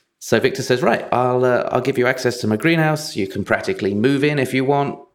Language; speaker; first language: English; native; English